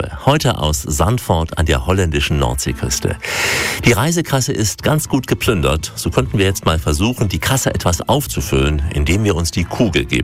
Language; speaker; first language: German; native; German